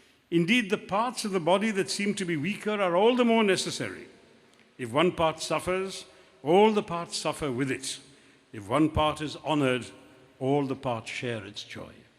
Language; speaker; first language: English; non-native, local second language; Malayalam